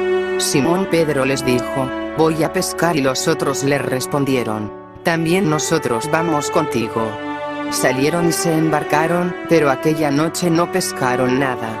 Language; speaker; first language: Spanish; native; Spanish